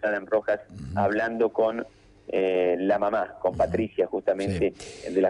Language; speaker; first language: Spanish; native; Spanish